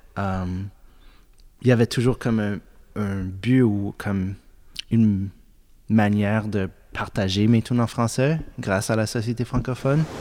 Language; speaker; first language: French; non-native, local second language; English